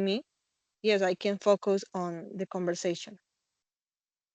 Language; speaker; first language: English; non-native, learner; Spanish